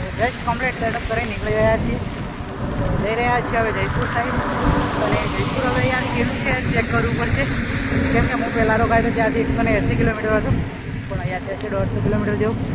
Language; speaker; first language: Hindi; non-native, local second language; Gujarati